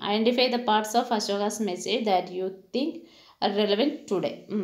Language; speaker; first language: English; non-native, local second language; Malayalam